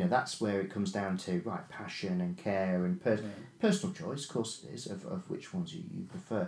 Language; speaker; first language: English; native; English